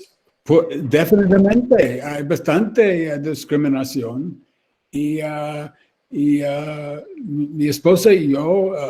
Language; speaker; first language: Spanish; non-native, learner; English